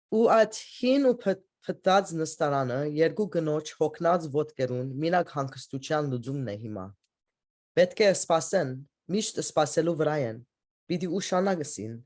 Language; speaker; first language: Armenian; early bilingual, heritage; Armenian